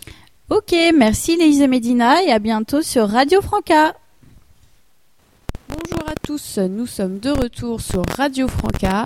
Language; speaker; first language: French; native; French